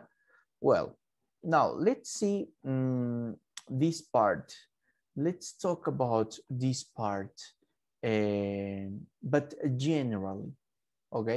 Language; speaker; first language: English; non-native, fluent; Spanish